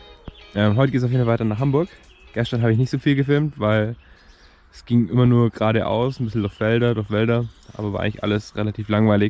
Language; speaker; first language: German; native; German